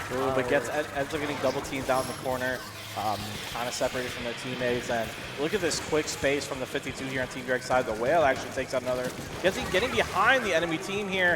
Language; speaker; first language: English; native; English